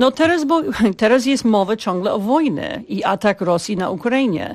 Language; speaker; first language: Polish; non-native, fluent; English